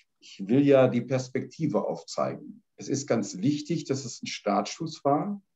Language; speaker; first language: German; native; German